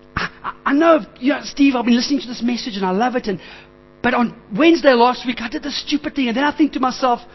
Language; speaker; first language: English; native; English